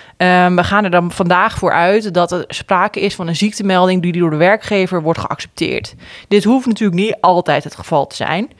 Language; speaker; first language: Dutch; native; Dutch